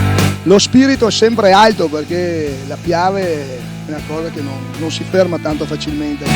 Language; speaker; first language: Italian; native; Italian